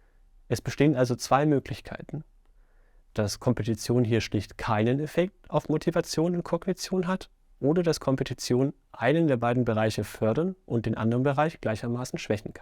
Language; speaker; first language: German; native; German